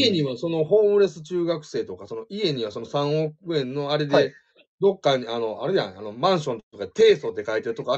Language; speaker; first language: Japanese; native; Japanese